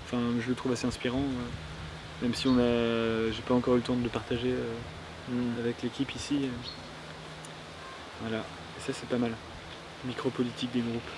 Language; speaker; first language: French; native; French